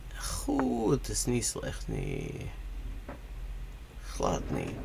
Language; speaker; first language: Dutch; non-native, learner; English